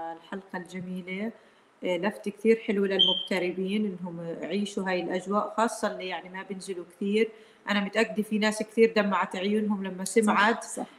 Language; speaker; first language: Arabic; native; Arabic